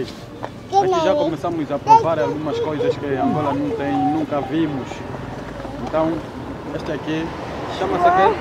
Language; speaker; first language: Portuguese; native; Portuguese